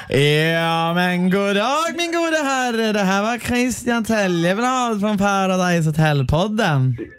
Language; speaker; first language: Swedish; native; Swedish